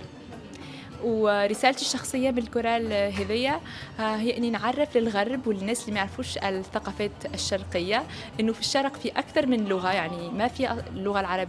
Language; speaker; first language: Arabic; native; Arabic